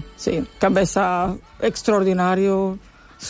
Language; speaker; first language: Spanish; non-native, learner; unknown